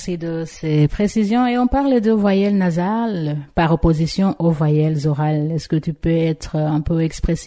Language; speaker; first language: French; non-native, local second language; Rundi